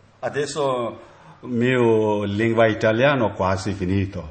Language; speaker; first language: Italian; non-native, learner; Tibetan